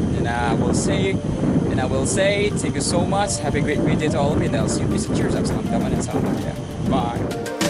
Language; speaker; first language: English; non-native, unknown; Indonesian